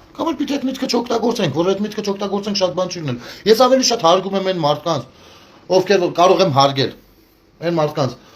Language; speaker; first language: Armenian; native; Armenian